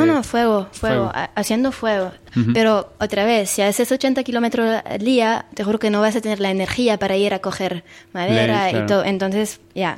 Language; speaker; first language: Spanish; non-native, fluent; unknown